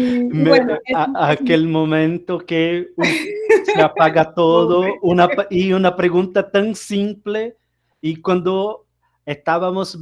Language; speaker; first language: Spanish; non-native, fluent; Portuguese